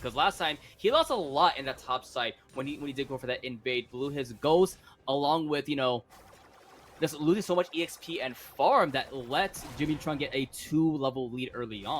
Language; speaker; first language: English; native; English